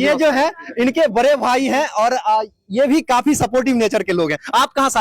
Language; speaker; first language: Hindi; native; Hindi